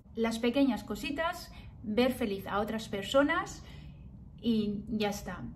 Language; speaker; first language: Spanish; early bilingual, heritage; Spanish